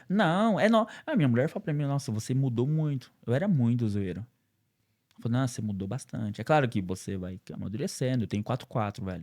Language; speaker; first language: Portuguese; native; Portuguese